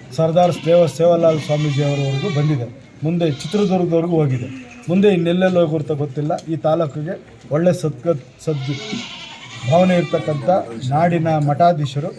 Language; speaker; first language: Kannada; native; Kannada